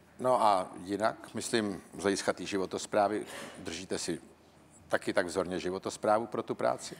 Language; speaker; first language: Czech; native; Czech